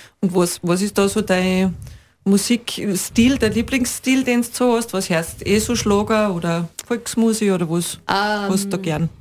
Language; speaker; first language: German; native; German